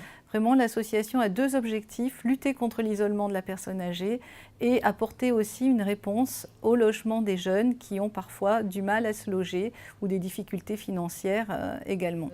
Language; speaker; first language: French; native; French